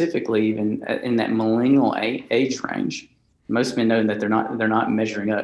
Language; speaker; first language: English; native; English